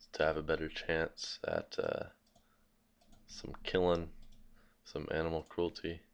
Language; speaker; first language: English; native; English